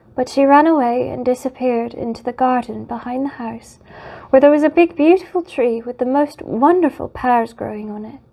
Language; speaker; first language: English; native; English